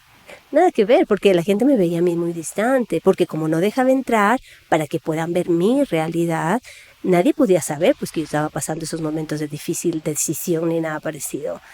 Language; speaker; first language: Spanish; native; Spanish